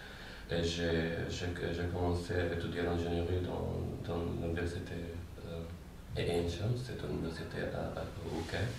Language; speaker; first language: French; non-native, fluent; Arabic